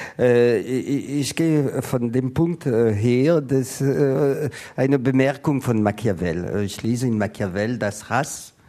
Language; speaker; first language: German; non-native, learner; French